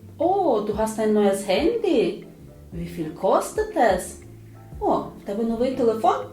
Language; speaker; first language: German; non-native, fluent; Ukrainian